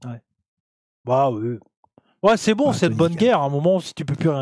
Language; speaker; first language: French; native; French